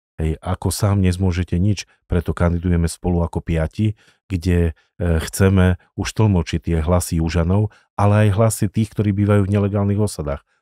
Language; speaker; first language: Slovak; native; Slovak